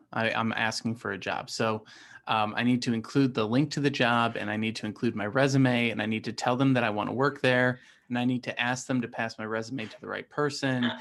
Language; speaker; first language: English; native; English